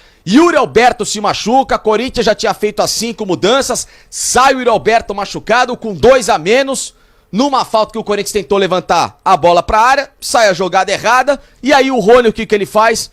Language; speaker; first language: Portuguese; native; Portuguese